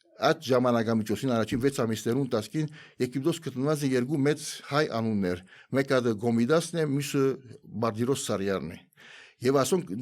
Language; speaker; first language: Armenian; native; Armenian